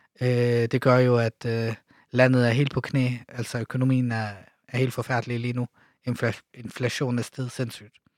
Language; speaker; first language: Danish; early bilingual, other home language; Arabic